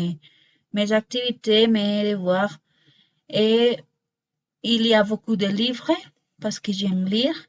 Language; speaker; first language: French; non-native, learner; Spanish